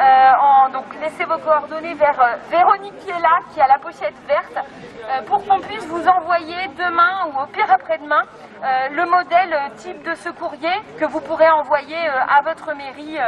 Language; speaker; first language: French; native; French